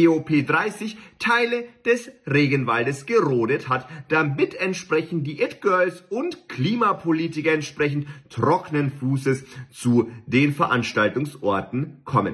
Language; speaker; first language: German; native; German